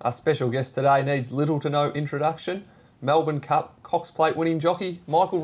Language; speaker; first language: English; native; English